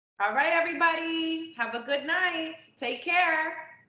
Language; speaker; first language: English; native; English